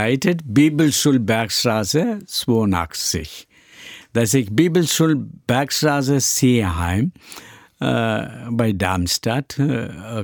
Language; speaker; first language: German; non-native, learner; Tamil